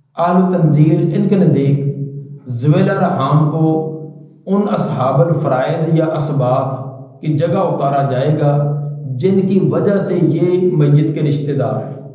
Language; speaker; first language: Urdu; non-native, local second language; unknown